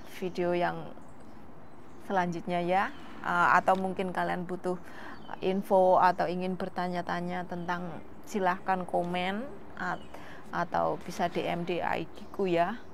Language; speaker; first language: Indonesian; non-native, local second language; Javanese